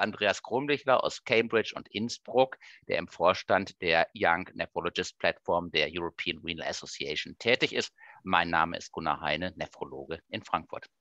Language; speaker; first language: German; native; German